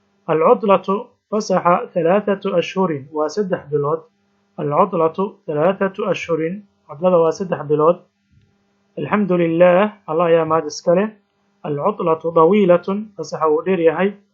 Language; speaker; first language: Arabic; non-native, fluent; Somali